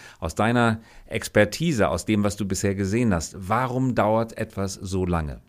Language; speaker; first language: German; native; German